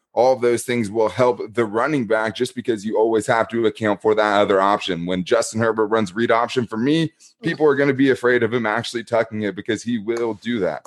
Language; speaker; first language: English; native; English